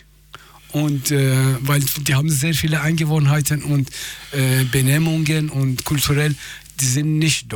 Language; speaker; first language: German; non-native, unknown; Persian